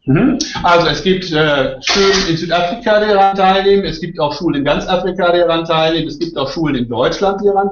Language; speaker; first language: German; native; German